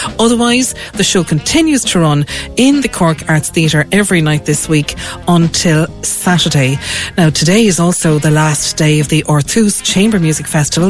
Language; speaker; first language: English; native; English